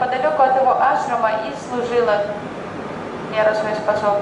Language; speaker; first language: Russian; native; Russian